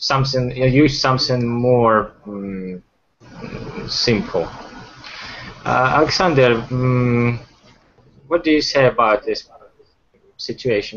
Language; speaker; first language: English; non-native, fluent; Ukrainian